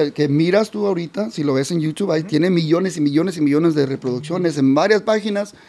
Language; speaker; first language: Spanish; early bilingual, heritage; Spanish